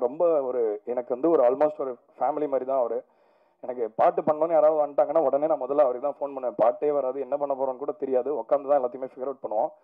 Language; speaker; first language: Tamil; native; Tamil